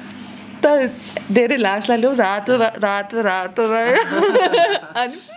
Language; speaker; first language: Nepali; non-native, learner; German